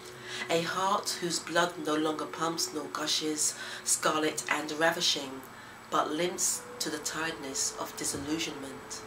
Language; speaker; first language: English; native; English